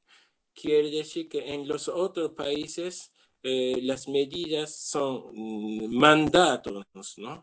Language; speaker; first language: Spanish; non-native, learner; Japanese